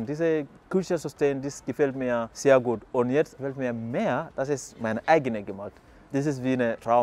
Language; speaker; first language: German; non-native, fluent; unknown